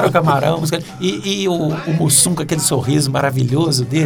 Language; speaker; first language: Portuguese; native; Portuguese